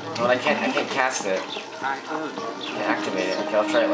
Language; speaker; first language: English; native; English